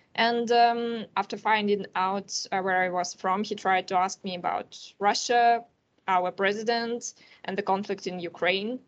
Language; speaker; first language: English; non-native, learner; Russian